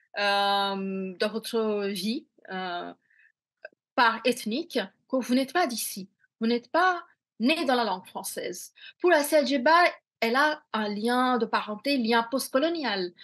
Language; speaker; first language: French; non-native, fluent; Bangla